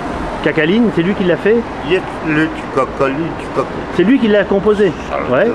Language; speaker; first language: French; native; French